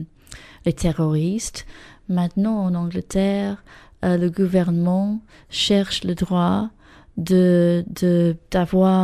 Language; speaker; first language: French; non-native, fluent; English